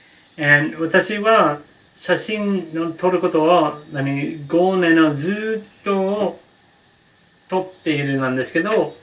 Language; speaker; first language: Japanese; non-native, learner; English